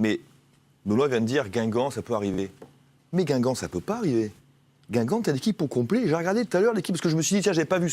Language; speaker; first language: French; native; French